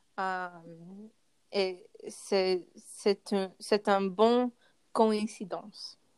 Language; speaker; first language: French; non-native, learner; English